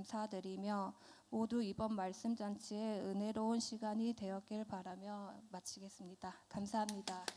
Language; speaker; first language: Korean; native; Korean